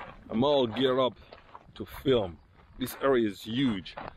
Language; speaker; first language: English; non-native, fluent; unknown